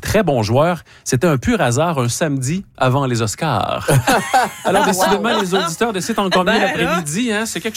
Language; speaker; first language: French; native; French